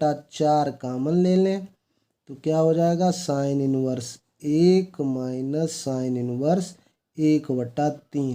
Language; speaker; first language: Hindi; native; Hindi